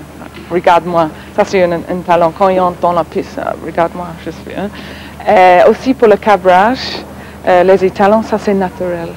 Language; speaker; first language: French; non-native, learner; English